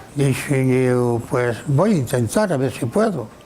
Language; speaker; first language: Spanish; non-native, local second language; Galician